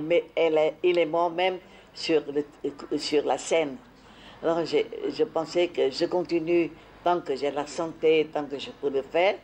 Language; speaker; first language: French; non-native, fluent; Vietnamese